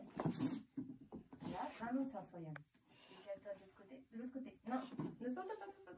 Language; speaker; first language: French; native; French